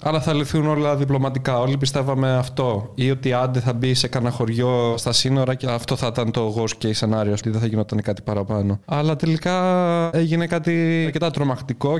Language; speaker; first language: Greek; native; Greek